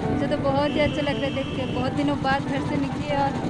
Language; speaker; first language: Hindi; non-native, local second language; Assamese